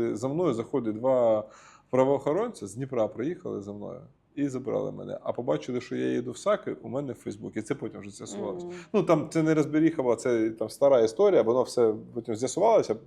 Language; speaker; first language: Ukrainian; native; Ukrainian